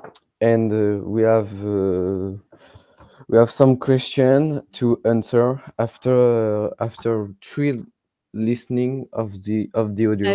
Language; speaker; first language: English; non-native, learner; French